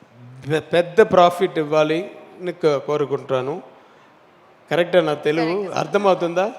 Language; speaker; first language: Telugu; non-native, learner; Tamil